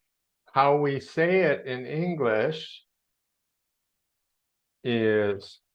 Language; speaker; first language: English; non-native, fluent; Vietnamese